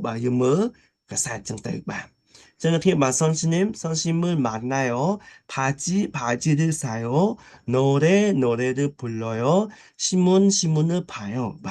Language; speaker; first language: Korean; non-native, fluent; Khmer